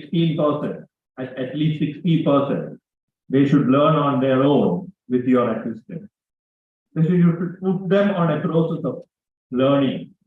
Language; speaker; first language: English; non-native, local second language; Malayalam